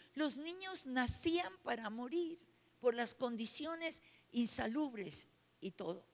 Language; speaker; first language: Spanish; native; Spanish